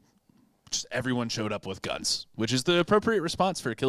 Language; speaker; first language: English; native; English